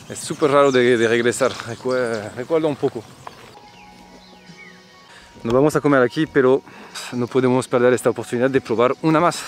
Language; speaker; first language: Spanish; non-native, fluent; French